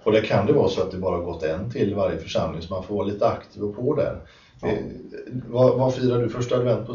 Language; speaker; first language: Swedish; native; Swedish